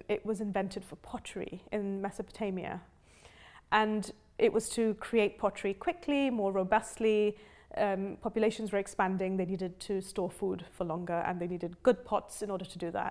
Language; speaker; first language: English; non-native, local second language; Hindi